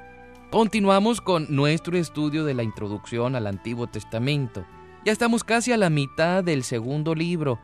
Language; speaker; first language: Spanish; native; Spanish